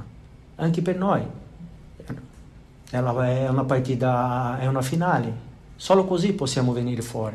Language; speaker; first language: Italian; non-native, fluent; Portuguese